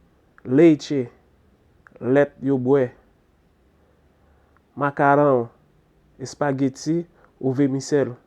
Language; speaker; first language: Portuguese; non-native, fluent; Haitian Creole